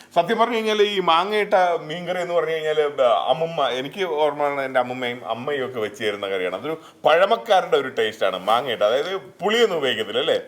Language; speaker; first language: Malayalam; native; Malayalam